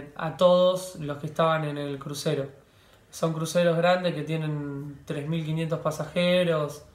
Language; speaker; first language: Spanish; native; Spanish